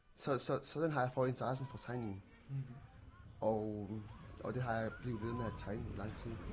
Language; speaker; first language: Danish; non-native, local second language; Kalaallisut